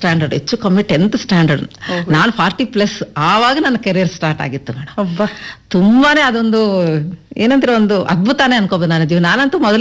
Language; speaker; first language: Kannada; non-native, local second language; Telugu